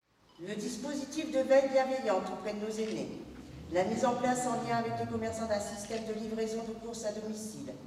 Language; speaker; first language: French; native; French